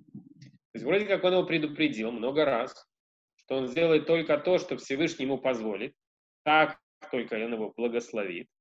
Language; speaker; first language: Russian; early bilingual, heritage; Russian